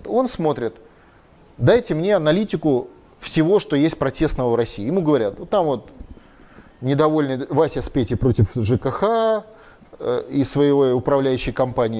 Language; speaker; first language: Russian; native; Russian